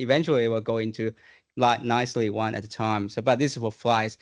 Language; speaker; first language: English; non-native, fluent; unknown